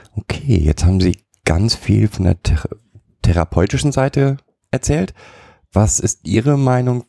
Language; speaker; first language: German; native; German